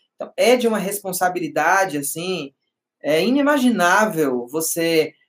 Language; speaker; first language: Portuguese; native; Portuguese